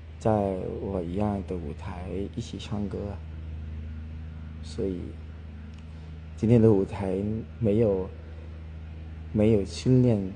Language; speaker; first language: Chinese; non-native, learner; Thai